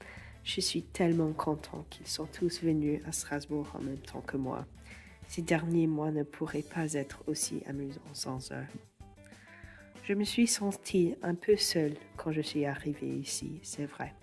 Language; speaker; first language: French; non-native, fluent; English